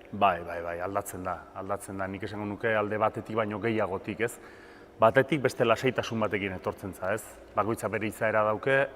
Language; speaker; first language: Basque; native; Basque